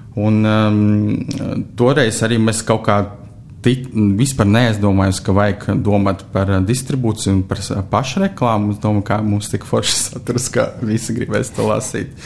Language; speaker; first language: Latvian; non-native, local second language; Russian